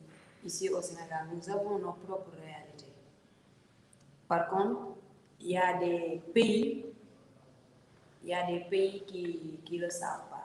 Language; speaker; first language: French; non-native, local second language; Wolof